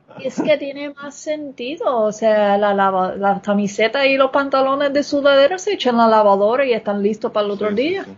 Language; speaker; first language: Spanish; non-native, fluent; English